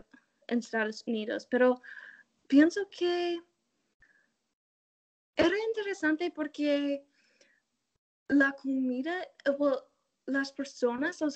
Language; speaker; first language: Spanish; non-native, learner; English